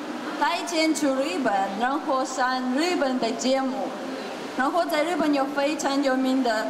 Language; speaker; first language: Chinese; non-native, fluent; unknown